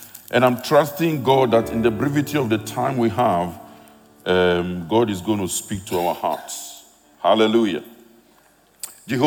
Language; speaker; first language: English; non-native, local second language; Akan